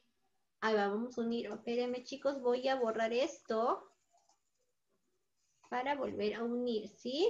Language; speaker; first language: Spanish; native; Spanish